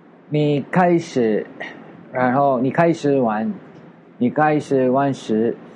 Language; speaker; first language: Chinese; non-native, learner; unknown